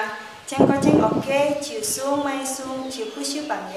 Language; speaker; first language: Cantonese; non-native, learner; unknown